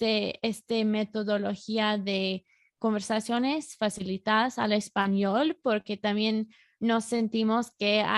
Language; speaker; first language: Spanish; non-native, fluent; English